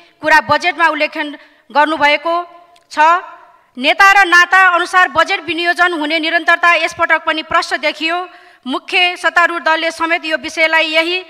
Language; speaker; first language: Nepali; native; Nepali